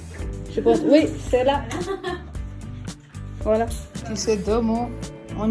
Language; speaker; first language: French; non-native, fluent; Hindi